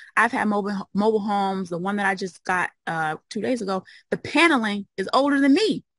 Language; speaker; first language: English; native; English